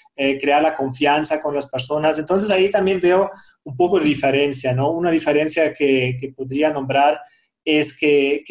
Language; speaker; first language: Spanish; non-native, fluent; German